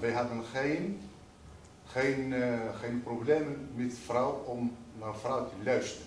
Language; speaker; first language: Dutch; non-native, fluent; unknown